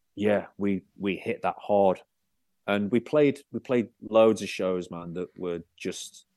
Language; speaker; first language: English; native; English